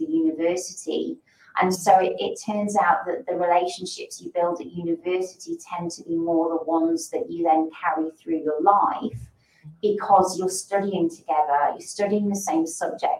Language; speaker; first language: English; native; English